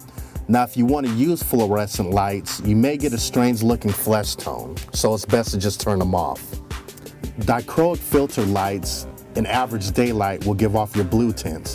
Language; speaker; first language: English; native; English